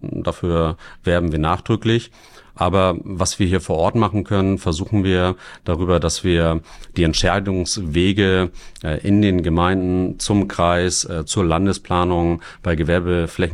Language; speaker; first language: German; native; German